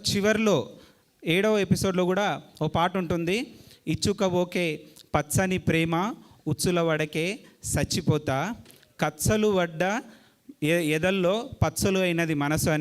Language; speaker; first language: Telugu; native; Telugu